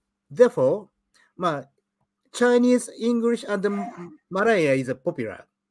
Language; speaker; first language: English; non-native, learner; Japanese